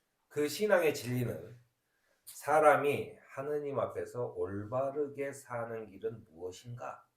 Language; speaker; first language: Korean; native; Korean